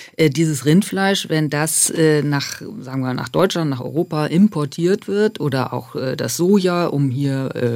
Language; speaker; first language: German; native; German